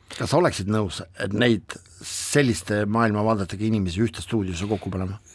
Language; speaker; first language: Estonian; non-native, local second language; Russian